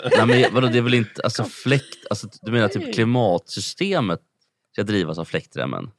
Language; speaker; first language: Swedish; native; Swedish